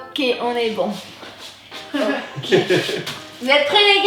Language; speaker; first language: French; native; French